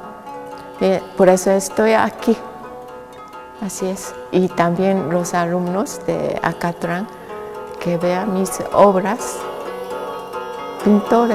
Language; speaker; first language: Spanish; non-native, learner; Japanese